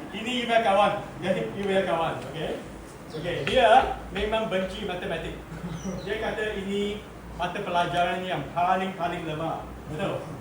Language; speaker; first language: Malay; non-native, local second language; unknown